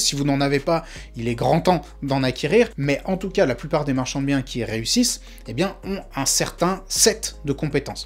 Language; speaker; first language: French; native; French